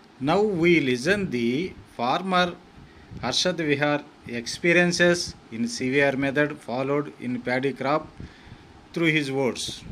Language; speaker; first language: English; non-native, local second language; Telugu